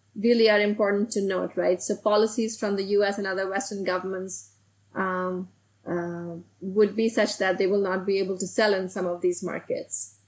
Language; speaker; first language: English; non-native, local second language; Hindi